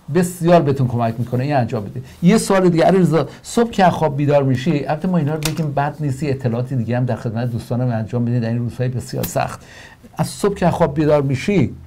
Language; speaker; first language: Persian; native; Persian